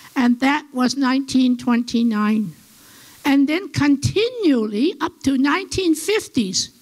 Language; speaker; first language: English; early bilingual, other home language; Chinese